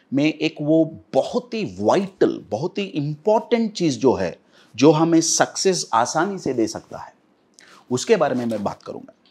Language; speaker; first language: Hindi; non-native, local second language; Telugu